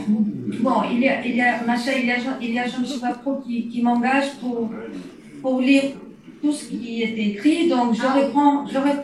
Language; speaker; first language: French; native; French